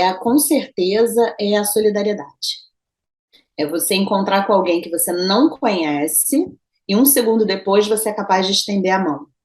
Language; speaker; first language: Portuguese; native; Portuguese